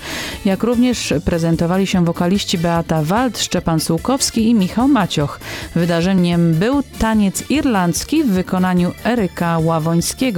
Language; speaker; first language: Polish; native; Polish